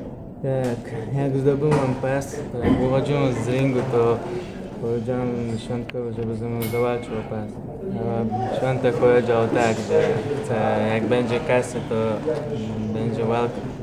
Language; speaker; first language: Polish; non-native, learner; Chechen